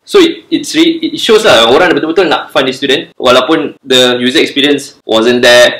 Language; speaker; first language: English; non-native, local second language; Malay